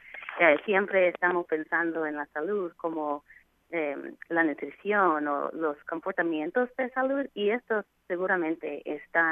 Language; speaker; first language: Spanish; non-native, fluent; English